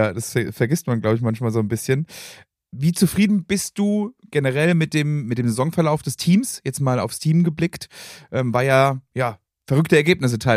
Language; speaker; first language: German; native; German